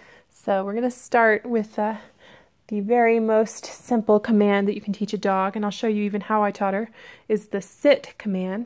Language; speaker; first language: English; native; English